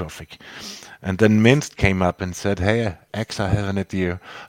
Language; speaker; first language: English; non-native, fluent; German